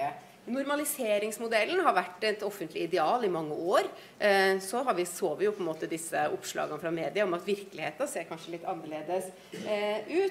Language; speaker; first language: Norwegian; native; Norwegian